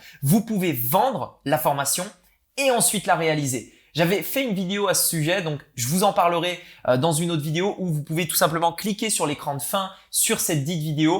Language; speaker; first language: French; native; French